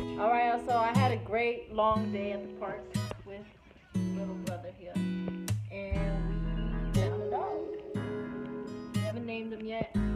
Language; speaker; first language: English; early bilingual, other home language; Spanish